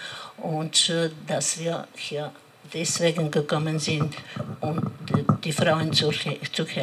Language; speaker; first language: German; non-native, learner; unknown